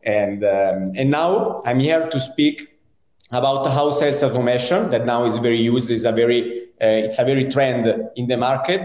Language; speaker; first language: English; non-native, fluent; Italian